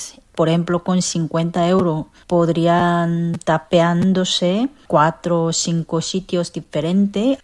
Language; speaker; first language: Spanish; non-native, fluent; Korean